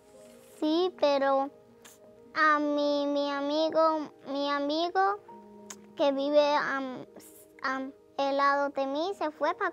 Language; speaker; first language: Spanish; early bilingual, heritage; Spanish